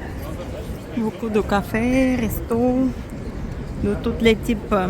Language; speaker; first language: French; non-native, learner; Russian